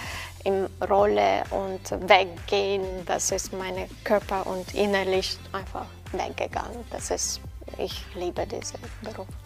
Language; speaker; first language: German; non-native, learner; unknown